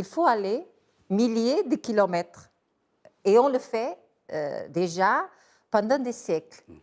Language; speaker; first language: French; non-native, fluent; Portuguese